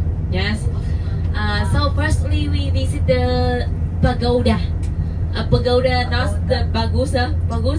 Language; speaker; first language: English; non-native, learner; Vietnamese